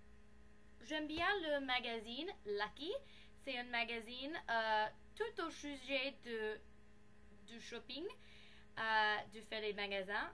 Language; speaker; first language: French; non-native, learner; English